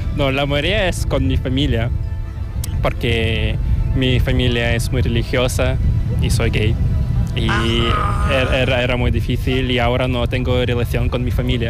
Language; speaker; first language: Spanish; non-native, fluent; Korean